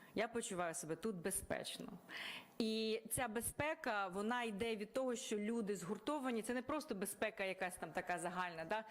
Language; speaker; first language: Ukrainian; native; Ukrainian